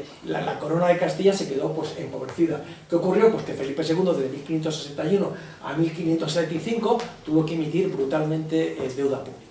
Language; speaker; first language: Spanish; native; Spanish